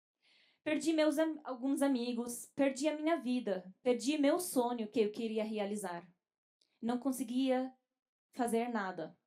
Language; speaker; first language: Portuguese; non-native, fluent; Arabic